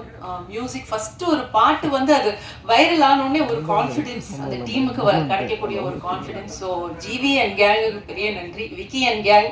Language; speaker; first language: Tamil; native; Tamil